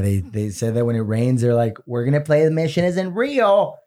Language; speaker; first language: English; early bilingual, other home language; Spanish